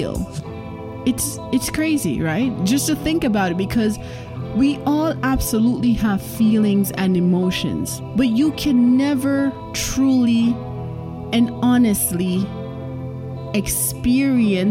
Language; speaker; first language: English; non-native, local second language; Jamaican Creole English